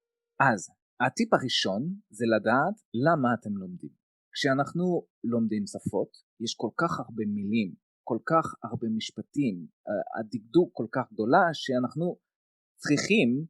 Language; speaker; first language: Hebrew; non-native, fluent; French